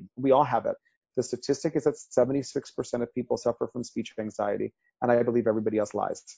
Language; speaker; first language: English; early bilingual, other home language; Spanish